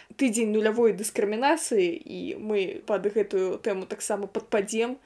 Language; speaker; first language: Belarusian; native; Belarusian